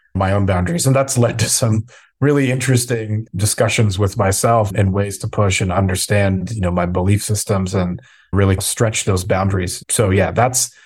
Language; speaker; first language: English; native; English